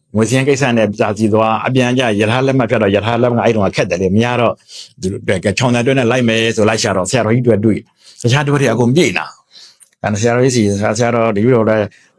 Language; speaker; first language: Burmese; native; Burmese